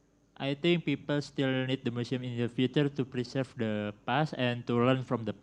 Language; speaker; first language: English; non-native, learner; Indonesian